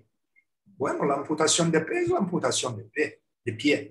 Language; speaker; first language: Spanish; non-native, learner; Portuguese